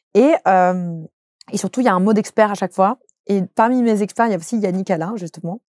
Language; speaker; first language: French; native; French